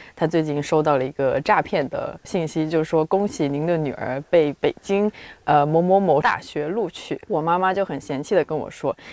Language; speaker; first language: Chinese; native; Chinese